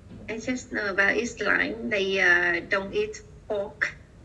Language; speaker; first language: English; non-native, learner; Vietnamese